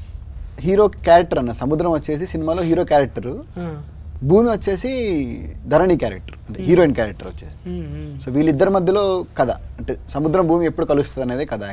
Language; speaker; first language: Telugu; native; Telugu